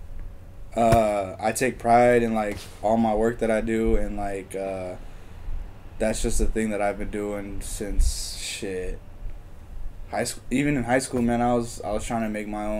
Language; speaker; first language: English; native; English